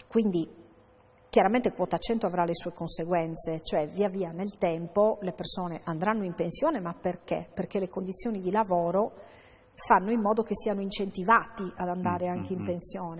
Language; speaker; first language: Italian; native; Italian